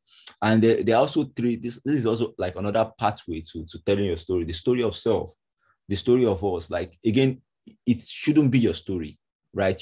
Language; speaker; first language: English; non-native, local second language; Yoruba